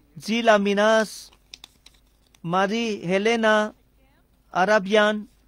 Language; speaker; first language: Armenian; early bilingual, heritage; Armenian